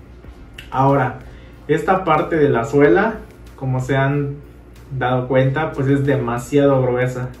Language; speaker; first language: Spanish; native; Spanish